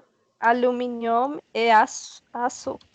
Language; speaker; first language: French; non-native, learner; Portuguese